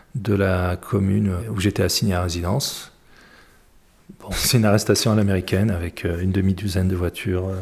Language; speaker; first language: French; early bilingual, other home language; Arabic